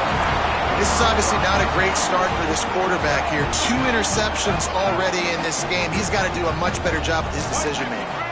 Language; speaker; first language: English; native; English